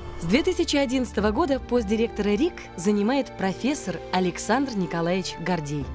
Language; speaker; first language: Russian; native; Russian